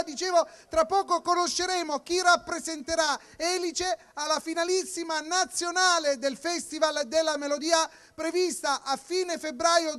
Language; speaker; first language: Italian; native; Italian